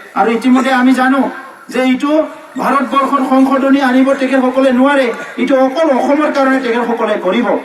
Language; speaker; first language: Assamese; non-native, local second language; Bodo